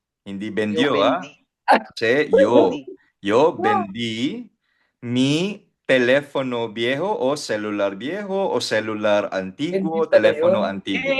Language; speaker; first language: Spanish; non-native, fluent; Filipino